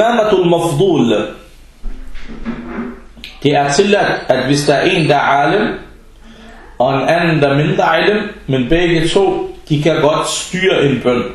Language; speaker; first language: Danish; early bilingual, other home language; Arabic